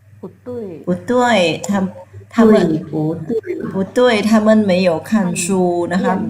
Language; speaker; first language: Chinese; non-native, fluent; Thai